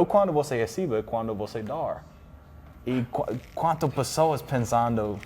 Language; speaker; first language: Portuguese; non-native, learner; English